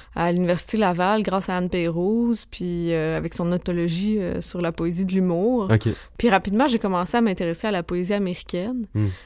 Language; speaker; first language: French; native; French